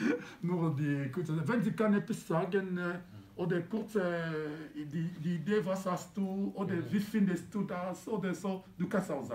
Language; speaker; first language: German; non-native, learner; Lingala